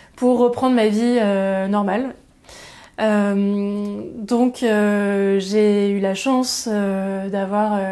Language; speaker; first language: French; native; French